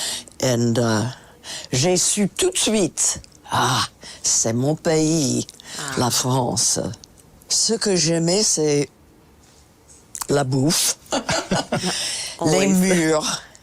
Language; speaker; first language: French; non-native, fluent; English